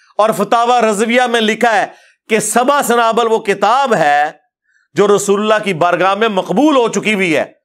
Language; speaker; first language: Urdu; non-native, local second language; Punjabi